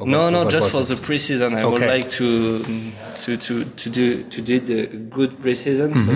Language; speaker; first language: English; non-native, learner; French